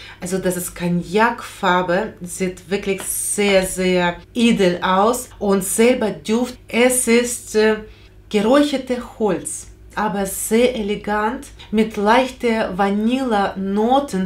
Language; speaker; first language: German; non-native, fluent; Russian